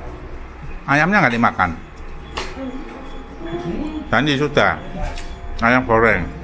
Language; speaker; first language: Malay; non-native, local second language; Javanese